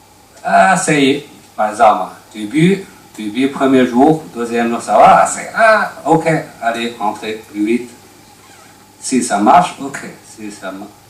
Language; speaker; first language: French; non-native, learner; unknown